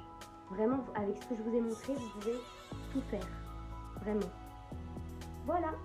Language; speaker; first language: French; native; French